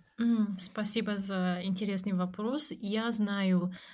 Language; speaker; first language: Russian; non-native, fluent; Japanese